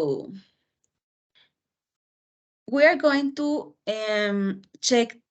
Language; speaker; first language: English; non-native, fluent; Spanish